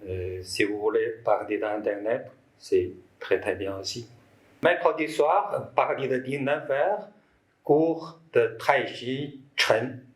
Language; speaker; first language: French; non-native, learner; Chinese